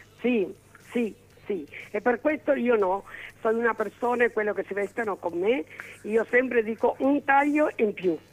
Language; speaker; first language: Italian; early bilingual, heritage; Italian